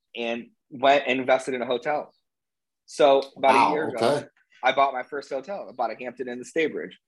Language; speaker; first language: English; native; English